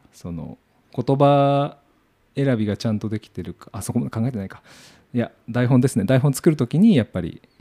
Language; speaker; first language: Japanese; native; Japanese